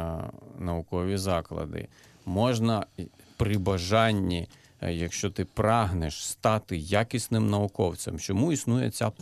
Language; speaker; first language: Ukrainian; native; Ukrainian